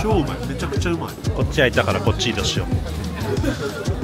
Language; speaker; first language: Japanese; native; Japanese